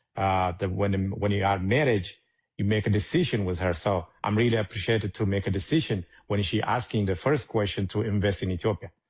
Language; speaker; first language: English; non-native, learner; Amharic